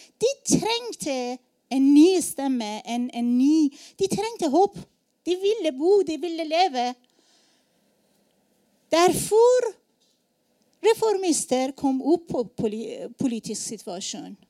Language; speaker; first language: Norwegian; non-native, learner; Persian